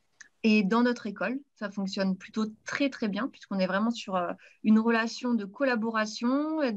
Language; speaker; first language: French; native; French